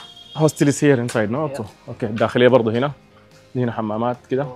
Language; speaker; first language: Arabic; native; Arabic